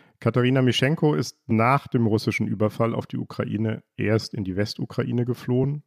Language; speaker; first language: German; native; German